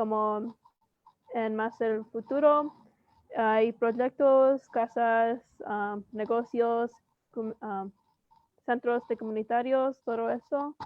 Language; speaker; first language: Spanish; early bilingual, heritage; Spanish